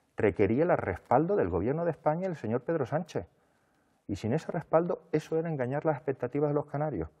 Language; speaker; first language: Spanish; native; Spanish